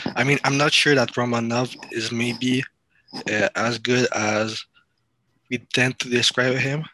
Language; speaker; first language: English; non-native, fluent; French